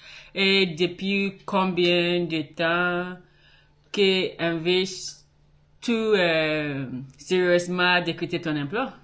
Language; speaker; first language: French; non-native, learner; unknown